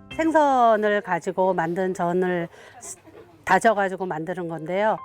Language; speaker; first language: Korean; native; Korean